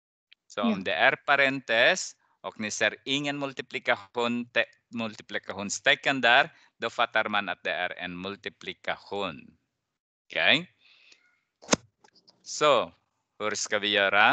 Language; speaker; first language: Swedish; non-native, fluent; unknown